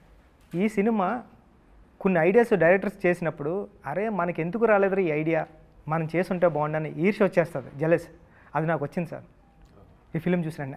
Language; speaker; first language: Telugu; native; Telugu